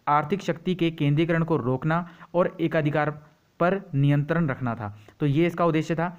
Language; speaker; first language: Hindi; native; Hindi